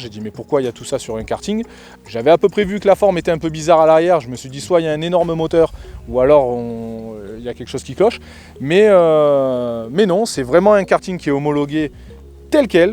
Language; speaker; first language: French; native; French